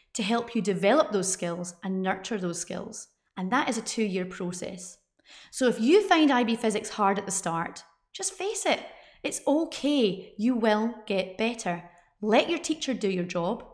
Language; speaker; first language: English; native; English